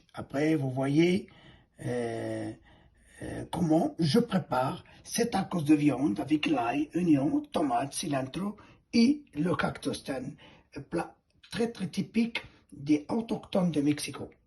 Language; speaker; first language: French; non-native, fluent; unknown